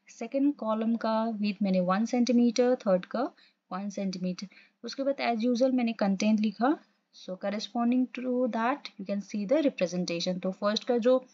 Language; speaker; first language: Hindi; non-native, local second language; Assamese